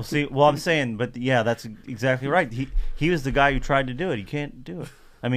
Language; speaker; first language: English; native; English